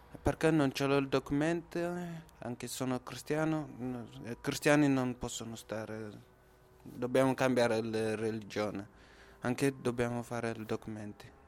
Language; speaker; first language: Italian; non-native, learner; Tigrinya